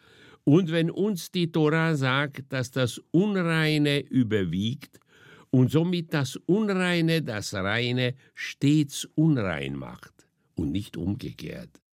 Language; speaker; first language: German; native; German